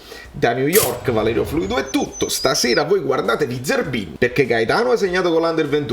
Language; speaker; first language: Italian; native; Italian